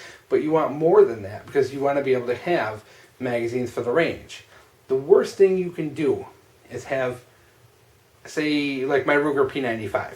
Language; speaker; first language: English; native; English